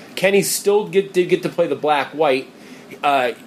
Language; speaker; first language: English; native; English